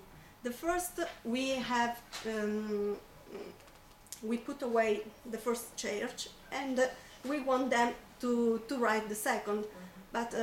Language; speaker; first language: English; non-native, fluent; Italian